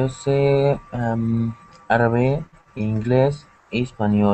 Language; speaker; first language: Spanish; non-native, learner; Arabic